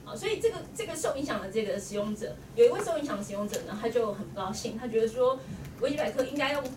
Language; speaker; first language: Chinese; native; Chinese